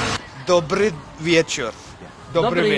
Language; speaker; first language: Polish; non-native, learner; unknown